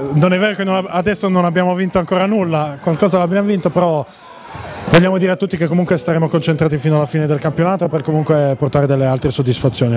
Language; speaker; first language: Italian; native; Italian